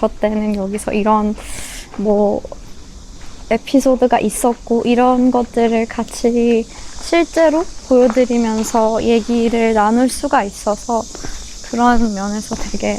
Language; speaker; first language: Korean; non-native, fluent; Persian